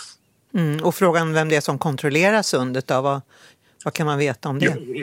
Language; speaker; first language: Swedish; native; Swedish